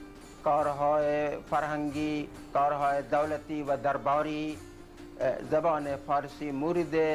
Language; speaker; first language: Persian; non-native, fluent; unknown